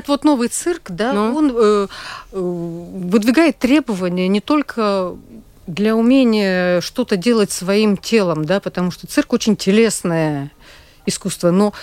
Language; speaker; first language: Russian; native; Russian